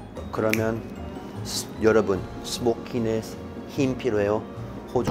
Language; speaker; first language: Korean; non-native, learner; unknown